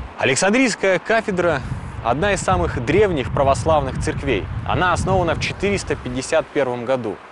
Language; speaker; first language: Russian; native; Russian